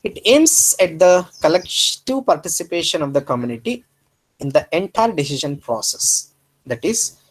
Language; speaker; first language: English; non-native, local second language; Kannada